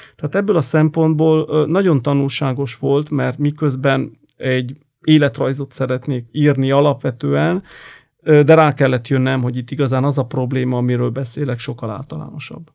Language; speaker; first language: Hungarian; non-native, fluent; Italian